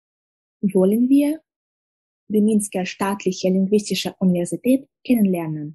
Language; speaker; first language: German; non-native, fluent; Russian